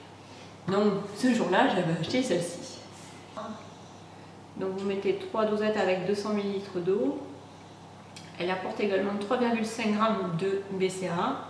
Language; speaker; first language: French; native; French